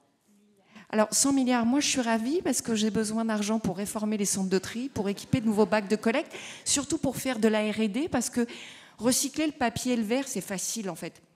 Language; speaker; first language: French; native; French